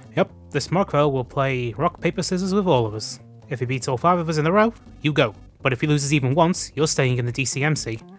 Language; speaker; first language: English; native; English